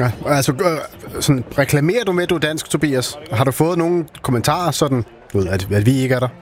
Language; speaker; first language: Danish; native; Danish